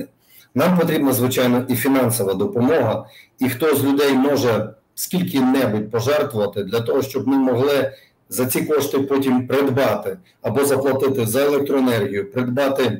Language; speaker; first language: Ukrainian; native; Ukrainian